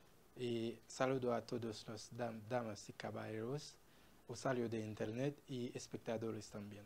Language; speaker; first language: Spanish; non-native, learner; Haitian Creole